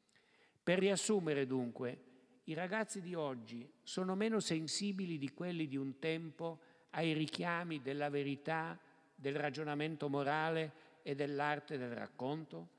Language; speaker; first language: Italian; native; Italian